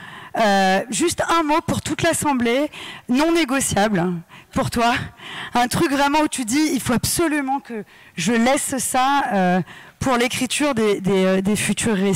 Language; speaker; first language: French; native; French